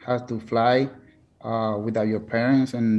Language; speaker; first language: English; non-native, learner; Spanish